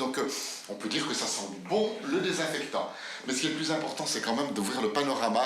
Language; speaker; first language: French; native; French